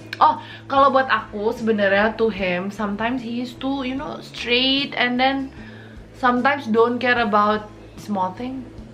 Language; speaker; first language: English; non-native, fluent; Indonesian